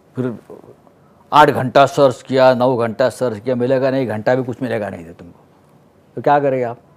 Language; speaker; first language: Hindi; non-native, local second language; Marathi